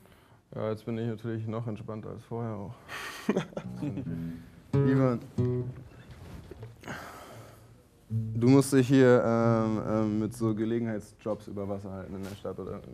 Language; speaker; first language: German; native; German